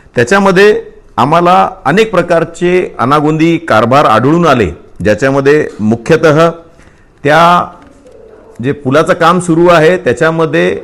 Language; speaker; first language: Marathi; native; Marathi